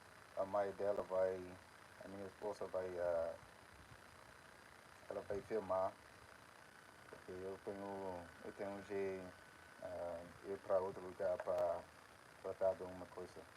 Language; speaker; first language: Portuguese; non-native, fluent; English